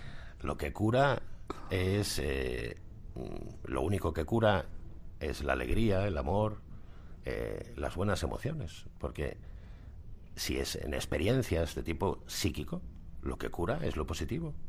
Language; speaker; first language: Spanish; native; Spanish